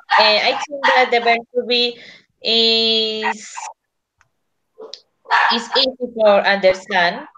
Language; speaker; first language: English; non-native, learner; Spanish